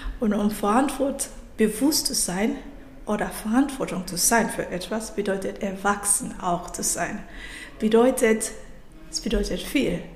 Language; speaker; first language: German; non-native, fluent; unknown